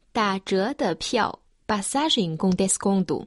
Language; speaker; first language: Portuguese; non-native, fluent; Chinese